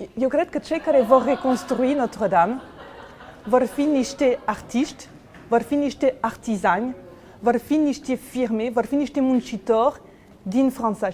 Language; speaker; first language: Romanian; non-native, fluent; French